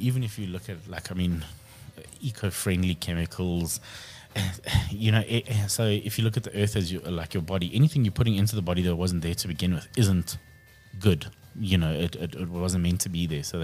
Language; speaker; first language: English; native; English